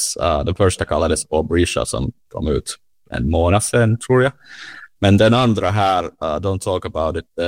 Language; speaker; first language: Swedish; non-native, learner; Finnish